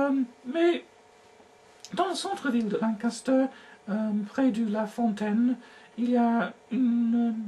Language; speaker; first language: French; non-native, learner; English